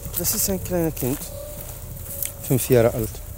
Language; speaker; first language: German; non-native, learner; Arabic